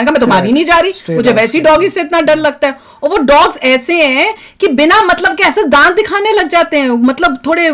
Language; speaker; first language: Hindi; native; Hindi